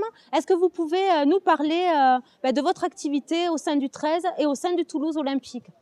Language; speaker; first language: French; native; French